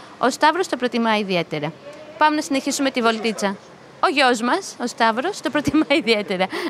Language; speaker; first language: Greek; native; Greek